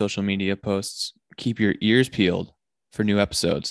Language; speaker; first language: English; native; English